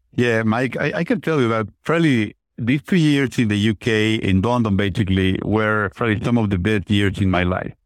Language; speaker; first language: English; non-native, fluent; Spanish